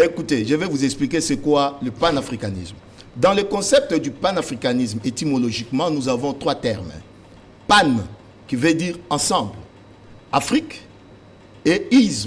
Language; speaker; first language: French; non-native, local second language; Lingala